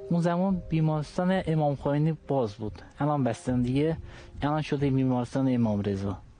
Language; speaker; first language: Persian; non-native, local second language; Azerbaijani